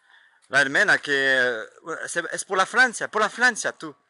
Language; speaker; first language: Spanish; non-native, learner; French